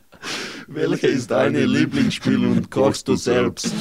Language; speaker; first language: German; non-native, learner; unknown